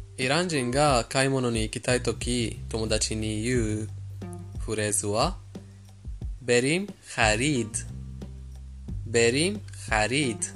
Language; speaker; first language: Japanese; non-native, fluent; Persian